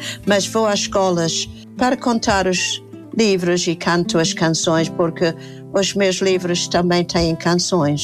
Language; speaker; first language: Portuguese; non-native, fluent; English